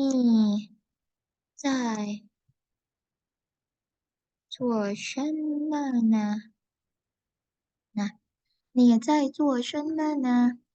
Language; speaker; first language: Chinese; non-native, fluent; Indonesian